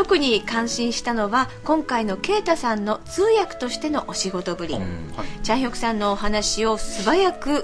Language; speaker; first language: Japanese; native; Japanese